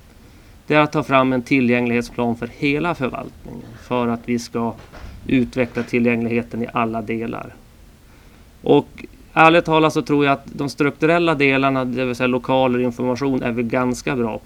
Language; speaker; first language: Swedish; native; Swedish